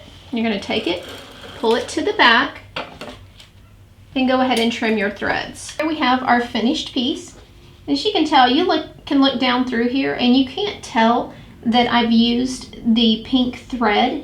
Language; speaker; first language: English; native; English